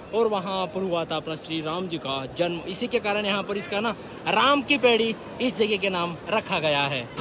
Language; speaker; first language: Hindi; non-native, local second language; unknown